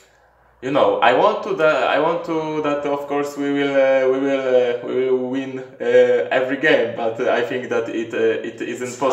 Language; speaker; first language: English; non-native, learner; Polish